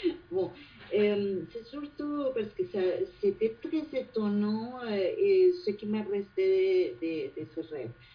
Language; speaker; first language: French; non-native, fluent; Spanish